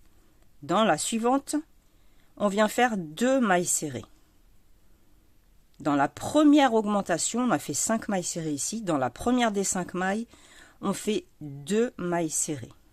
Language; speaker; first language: French; native; French